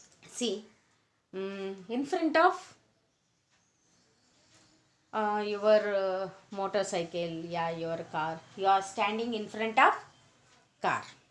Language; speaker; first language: English; non-native, local second language; Telugu